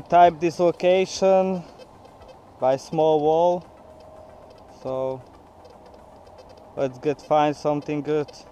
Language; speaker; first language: English; non-native, learner; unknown